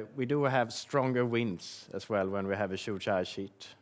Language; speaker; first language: English; non-native, fluent; Swedish